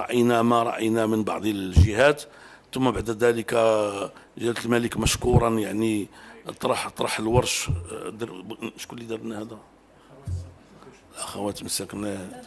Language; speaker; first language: Arabic; native; Arabic